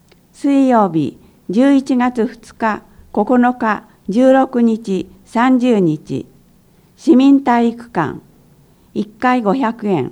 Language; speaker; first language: Japanese; native; Japanese